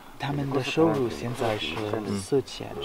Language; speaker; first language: Chinese; non-native, learner; English